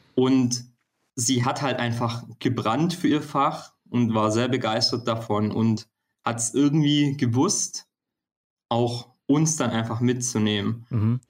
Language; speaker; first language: German; early bilingual, other home language; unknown